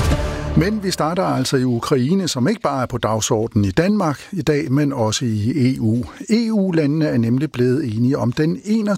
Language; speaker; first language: Danish; native; Danish